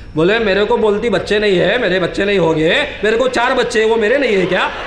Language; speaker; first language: Hindi; non-native, local second language; Marathi